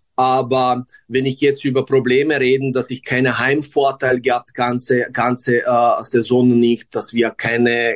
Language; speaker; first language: German; non-native, learner; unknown